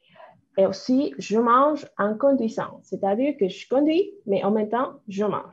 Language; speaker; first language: French; non-native, fluent; Spanish